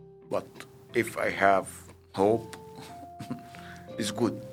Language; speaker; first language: English; non-native, learner; Arabic